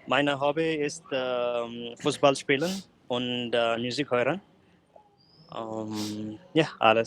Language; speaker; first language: German; non-native, learner; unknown